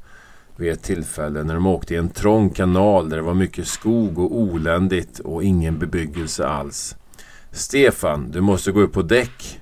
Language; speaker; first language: Swedish; native; Swedish